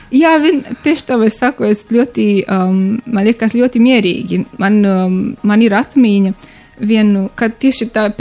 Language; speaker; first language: Latvian; non-native, learner; Romanian